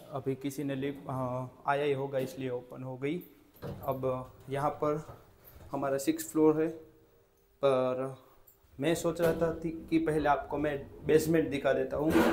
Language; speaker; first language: Hindi; non-native, local second language; Gujarati